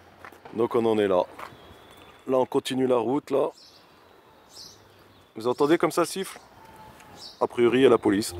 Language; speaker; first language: French; native; French